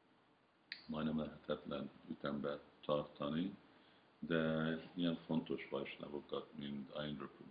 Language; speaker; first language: Hungarian; early bilingual, heritage; Hungarian